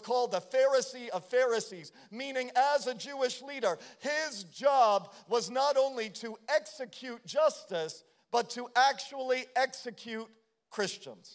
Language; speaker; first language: English; native; English